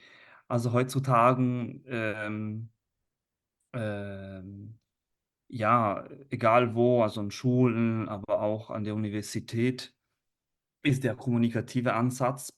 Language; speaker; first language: German; non-native, fluent; Italian